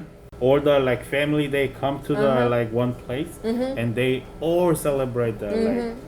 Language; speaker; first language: English; non-native, fluent; Korean